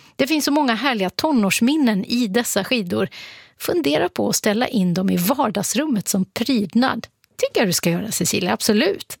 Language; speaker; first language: Swedish; native; Swedish